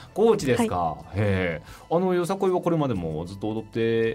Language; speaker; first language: Japanese; native; Japanese